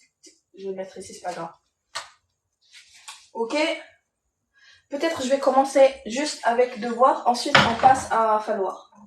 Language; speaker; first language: French; non-native, local second language; Arabic